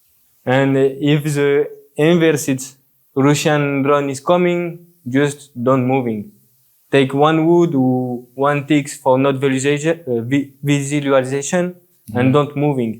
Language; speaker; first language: English; non-native, learner; French